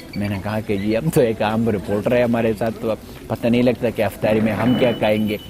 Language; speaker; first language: Urdu; non-native, local second language; Pashto